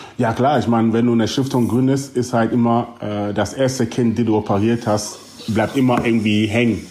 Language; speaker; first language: German; early bilingual, other home language; Akan